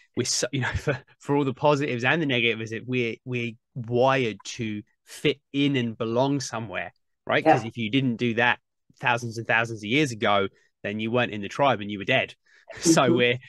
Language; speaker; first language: English; native; English